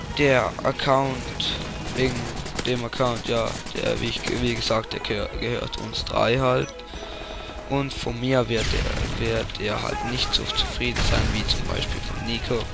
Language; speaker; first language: German; native; German